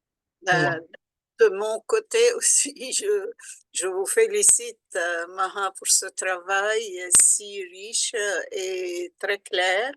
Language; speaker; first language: French; non-native, local second language; Arabic